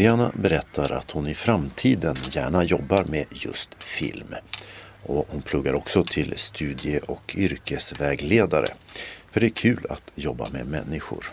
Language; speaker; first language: Swedish; native; Swedish